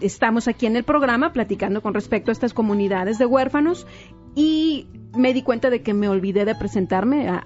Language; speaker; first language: Spanish; native; Spanish